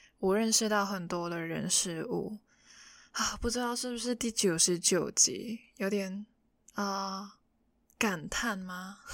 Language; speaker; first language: Chinese; non-native, local second language; Cantonese